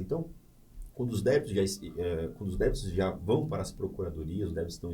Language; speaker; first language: Portuguese; native; Portuguese